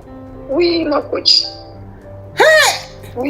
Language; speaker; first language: French; non-native, learner; Arabic